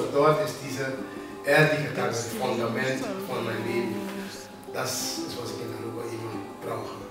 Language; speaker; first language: German; non-native, fluent; Papiamento